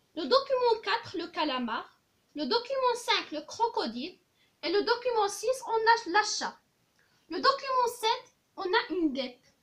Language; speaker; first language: French; non-native, local second language; Arabic